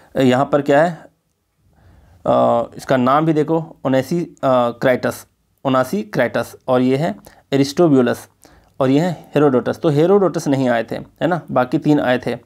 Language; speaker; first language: Hindi; native; Hindi